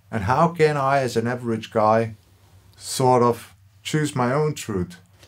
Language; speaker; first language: English; non-native, fluent; Dutch